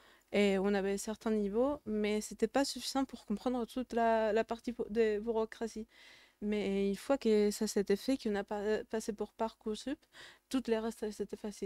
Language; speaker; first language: French; non-native, fluent; Spanish